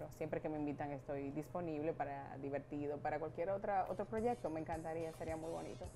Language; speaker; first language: Spanish; native; Spanish